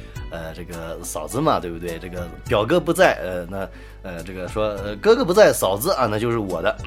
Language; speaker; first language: Chinese; native; Chinese